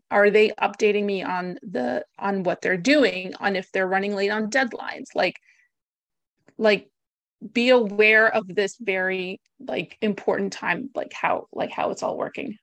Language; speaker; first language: English; native; English